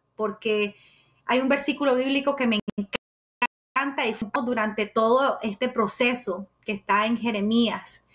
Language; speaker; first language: Spanish; native; Spanish